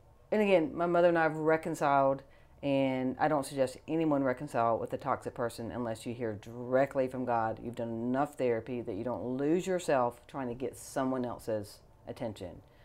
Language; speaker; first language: English; native; English